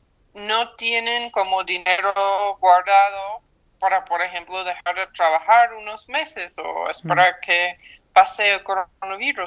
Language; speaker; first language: Spanish; non-native, fluent; English